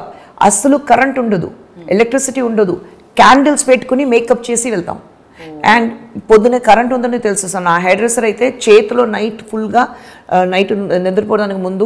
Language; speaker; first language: Telugu; non-native, fluent; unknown